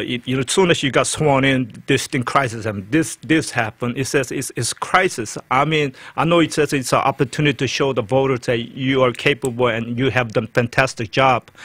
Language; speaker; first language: English; non-native, fluent; Korean